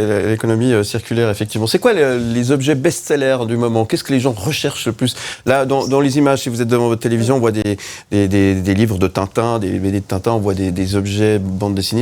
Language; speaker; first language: French; native; French